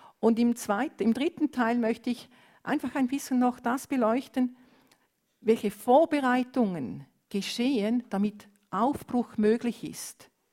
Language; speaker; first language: German; non-native, fluent; Romanian